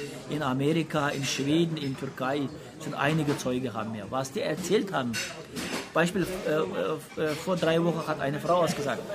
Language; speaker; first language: German; non-native, learner; Uyghur